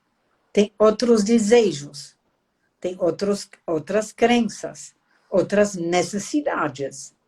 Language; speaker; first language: Portuguese; non-native, fluent; German